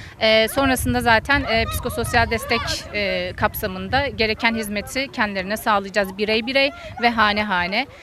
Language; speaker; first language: Turkish; native; Turkish